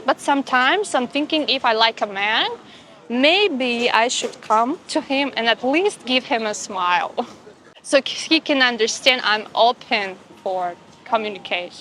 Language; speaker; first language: English; non-native, fluent; Russian